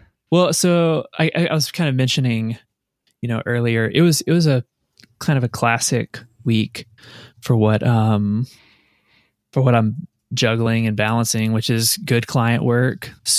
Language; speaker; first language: English; native; English